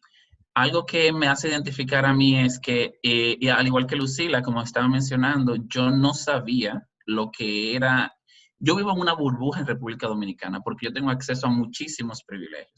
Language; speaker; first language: Spanish; native; Spanish